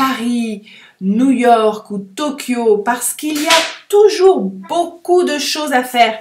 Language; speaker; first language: French; native; French